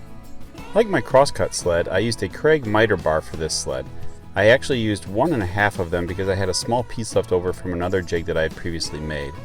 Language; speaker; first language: English; native; English